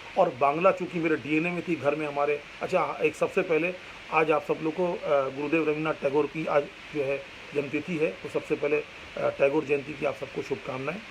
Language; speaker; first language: Hindi; non-native, local second language; Bangla